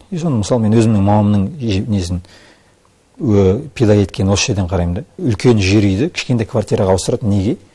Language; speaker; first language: Kazakh; non-native, local second language; Russian